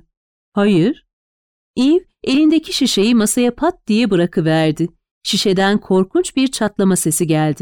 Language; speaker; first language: Turkish; native; Turkish